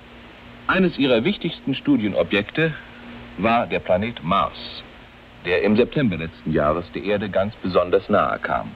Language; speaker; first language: German; native; German